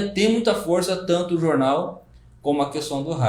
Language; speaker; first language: Portuguese; native; Portuguese